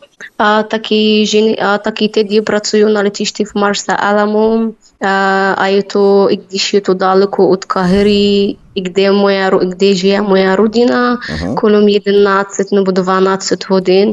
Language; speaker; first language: Czech; non-native, learner; Arabic